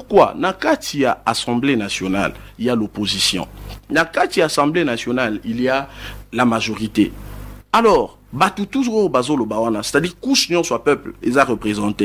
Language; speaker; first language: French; non-native, local second language; Lingala